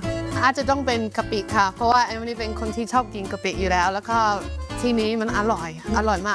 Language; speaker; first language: Thai; non-native, fluent; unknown